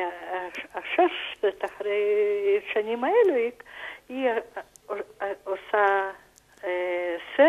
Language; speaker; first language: Hebrew; non-native, fluent; Russian